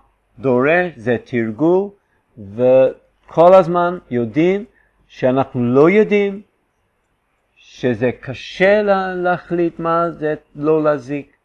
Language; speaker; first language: Hebrew; non-native, fluent; English